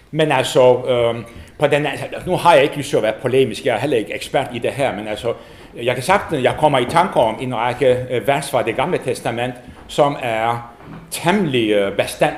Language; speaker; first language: Danish; non-native, fluent; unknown